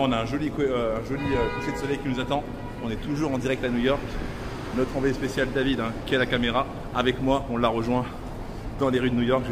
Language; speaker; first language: French; native; French